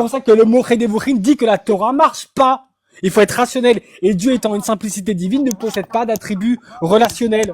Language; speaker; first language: French; native; French